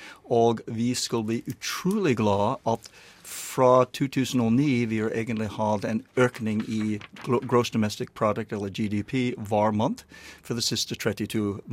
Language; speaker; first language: Norwegian; non-native, learner; English